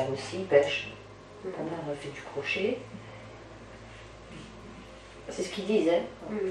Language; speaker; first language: French; native; French